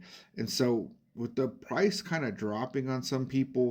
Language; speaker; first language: English; native; English